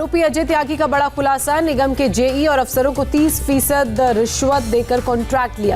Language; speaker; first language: Hindi; native; Hindi